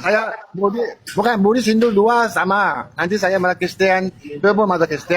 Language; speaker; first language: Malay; non-native, local second language; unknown